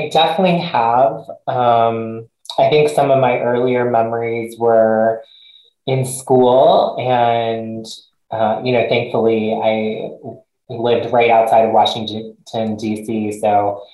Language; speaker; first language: English; native; English